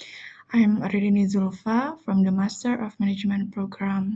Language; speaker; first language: English; non-native, learner; Indonesian